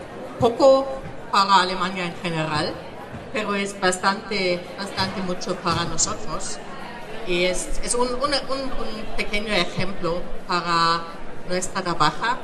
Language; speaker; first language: Spanish; non-native, learner; German